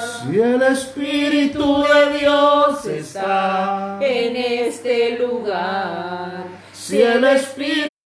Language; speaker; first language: Spanish; native; Spanish